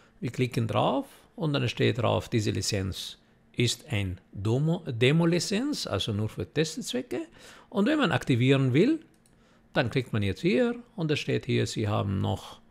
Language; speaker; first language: German; non-native, fluent; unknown